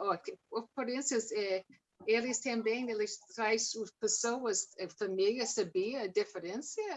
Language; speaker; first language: Portuguese; non-native, learner; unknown